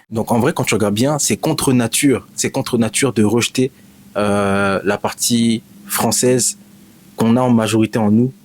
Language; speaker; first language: French; native; French